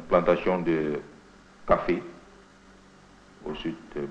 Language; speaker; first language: French; non-native, fluent; Indonesian